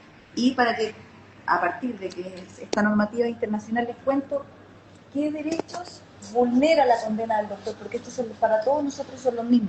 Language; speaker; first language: Spanish; native; Spanish